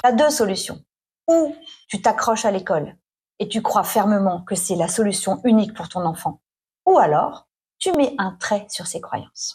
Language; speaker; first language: French; native; French